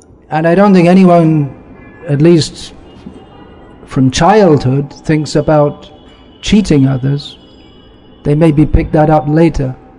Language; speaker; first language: English; native; English